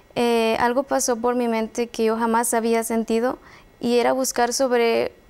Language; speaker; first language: Spanish; native; Spanish